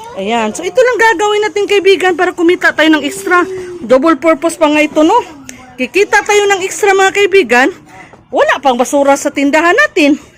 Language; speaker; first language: Filipino; native; Filipino